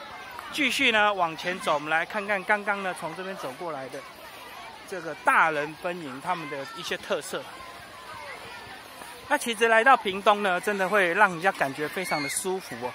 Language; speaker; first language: Chinese; native; Chinese